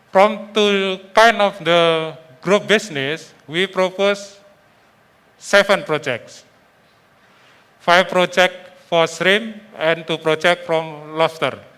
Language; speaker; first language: English; non-native, fluent; Indonesian